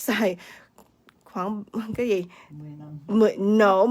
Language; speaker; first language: Vietnamese; early bilingual, heritage; Vietnamese